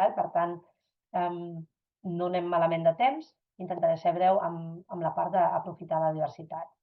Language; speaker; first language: Catalan; non-native, fluent; German